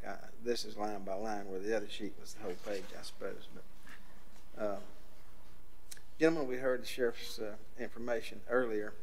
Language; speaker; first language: English; native; English